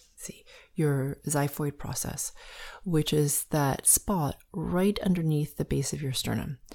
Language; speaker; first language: English; native; English